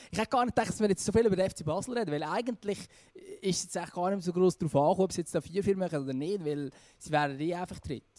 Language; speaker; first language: German; native; German